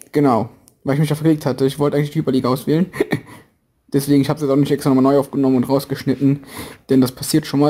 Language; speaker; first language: German; native; German